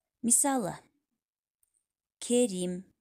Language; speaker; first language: Kyrgyz; native; Kyrgyz